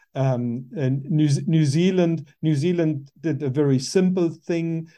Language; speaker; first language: English; non-native, fluent; German